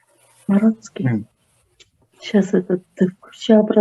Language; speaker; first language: Russian; non-native, local second language; Kyrgyz